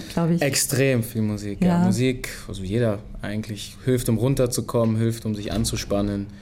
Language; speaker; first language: German; early bilingual, other home language; Lingala